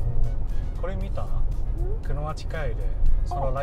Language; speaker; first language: Japanese; non-native, learner; Chinese